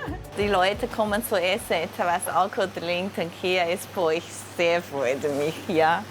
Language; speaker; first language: German; non-native, learner; Chinese